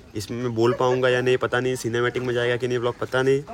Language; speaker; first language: Hindi; non-native, local second language; Marathi